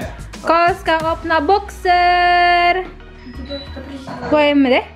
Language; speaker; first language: Swedish; non-native, learner; Indonesian